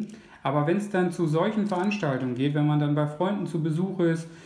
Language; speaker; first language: German; native; German